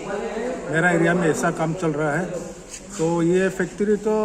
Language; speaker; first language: Hindi; non-native, local second language; Khasi